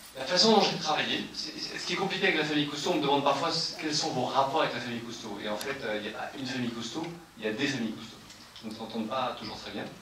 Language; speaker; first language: French; native; French